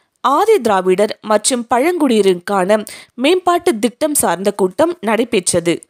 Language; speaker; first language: Tamil; native; Tamil